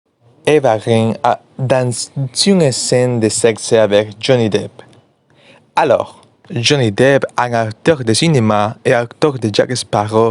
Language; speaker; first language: French; non-native, learner; Spanish